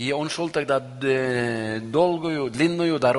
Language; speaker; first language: Russian; non-native, learner; Norwegian